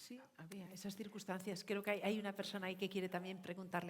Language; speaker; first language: Spanish; native; Spanish